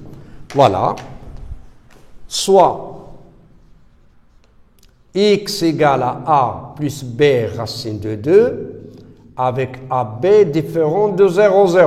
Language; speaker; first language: French; non-native, local second language; Arabic